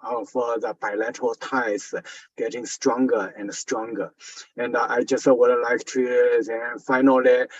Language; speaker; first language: English; non-native, fluent; Chinese